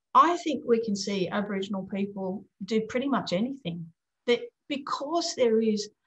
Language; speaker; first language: English; native; English